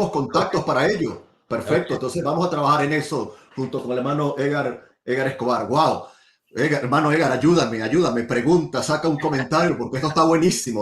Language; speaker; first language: Spanish; native; Spanish